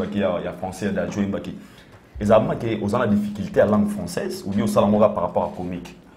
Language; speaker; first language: French; non-native, local second language; Lingala